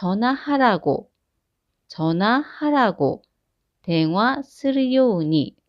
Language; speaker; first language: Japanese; non-native, fluent; Korean